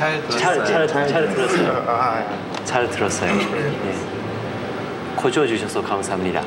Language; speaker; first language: Korean; non-native, learner; Japanese